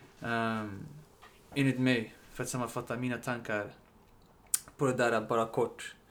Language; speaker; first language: Swedish; early bilingual, other home language; Spanish